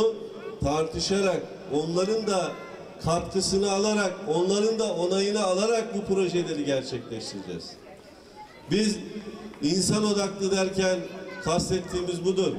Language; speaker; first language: Turkish; native; Turkish